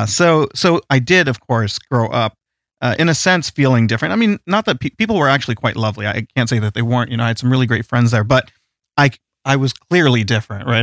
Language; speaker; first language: English; early bilingual, other home language; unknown